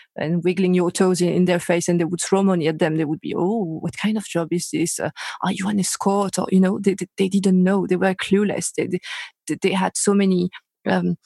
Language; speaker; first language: English; non-native, fluent; French